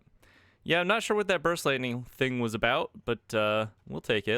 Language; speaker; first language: English; native; English